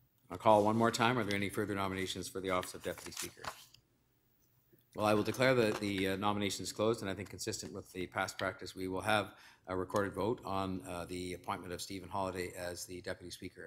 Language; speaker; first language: English; native; English